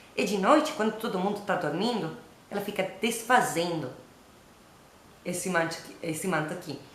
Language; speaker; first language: Portuguese; non-native, learner; Italian